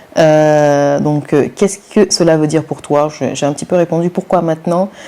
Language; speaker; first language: French; non-native, local second language; Wolof